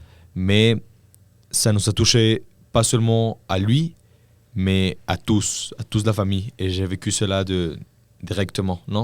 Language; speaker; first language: French; non-native, fluent; Spanish